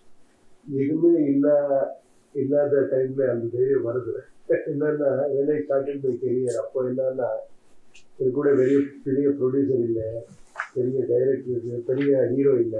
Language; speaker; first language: Tamil; non-native, learner; Kannada